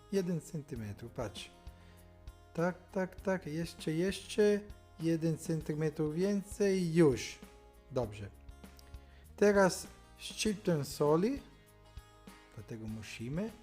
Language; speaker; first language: Polish; non-native, learner; Italian